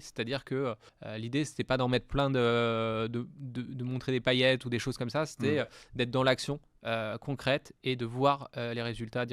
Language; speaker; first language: French; native; French